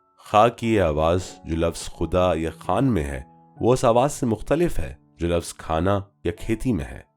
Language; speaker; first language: Urdu; native; Urdu